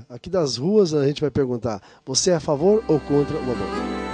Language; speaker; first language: Portuguese; native; Portuguese